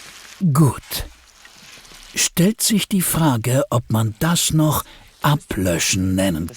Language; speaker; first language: German; native; German